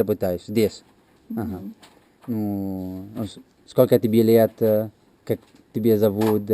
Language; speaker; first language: Russian; non-native, learner; Italian